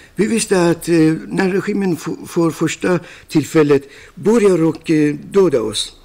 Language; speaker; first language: Swedish; non-native, fluent; Persian